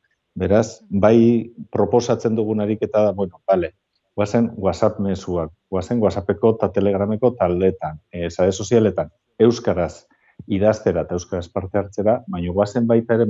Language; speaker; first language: Basque; native; Basque